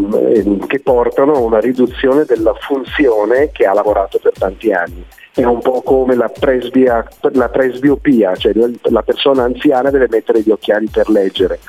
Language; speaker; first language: Italian; native; Italian